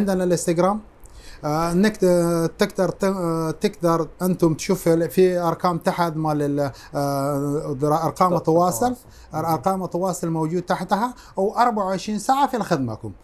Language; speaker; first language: Arabic; non-native, fluent; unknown